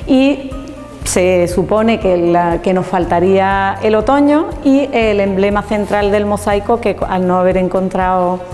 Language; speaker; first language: Spanish; native; Spanish